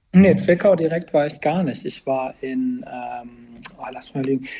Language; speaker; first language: German; native; German